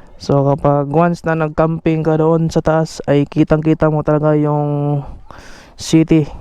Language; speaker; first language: Filipino; non-native, local second language; Cebuano